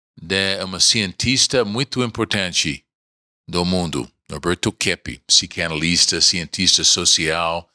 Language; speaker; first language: Portuguese; non-native, fluent; English